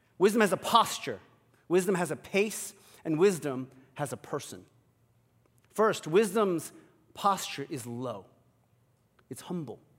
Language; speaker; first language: English; early bilingual, other home language; Korean